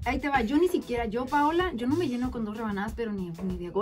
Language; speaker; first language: Spanish; native; Spanish